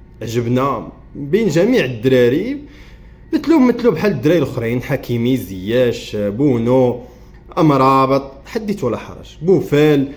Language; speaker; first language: Arabic; native; Arabic